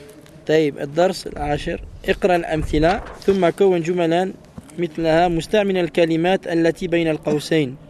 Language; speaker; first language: Arabic; non-native, fluent; French